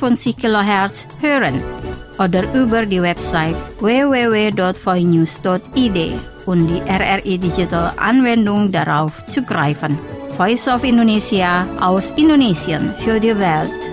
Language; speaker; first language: German; non-native, fluent; Indonesian